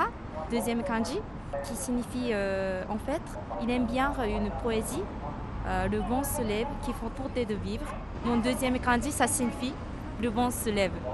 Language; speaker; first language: French; non-native, fluent; Japanese